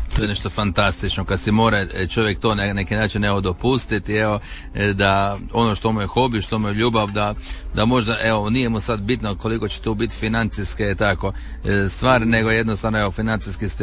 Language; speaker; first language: Serbian; native; Serbian